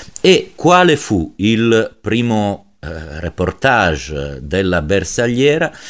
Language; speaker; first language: Italian; native; Italian